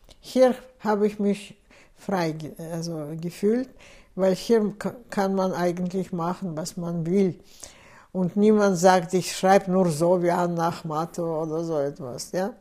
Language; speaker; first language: German; non-native, fluent; Russian